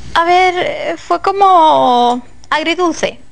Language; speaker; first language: Spanish; native; Spanish